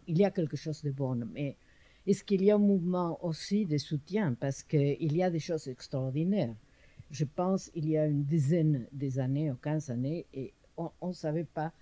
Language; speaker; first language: French; non-native, learner; English